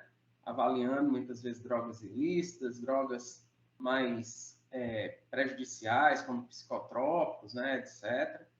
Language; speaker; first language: Portuguese; native; Portuguese